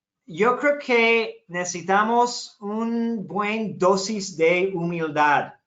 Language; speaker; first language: Spanish; non-native, fluent; English